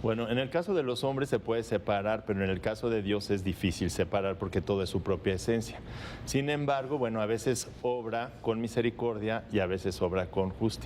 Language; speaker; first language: Spanish; native; Spanish